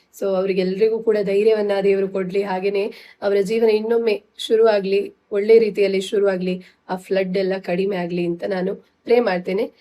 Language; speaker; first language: Kannada; non-native, local second language; Tulu